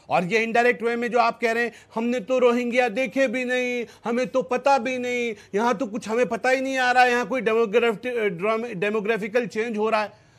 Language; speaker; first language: Hindi; native; Hindi